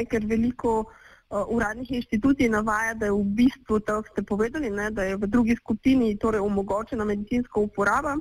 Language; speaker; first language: Slovenian; native; Slovenian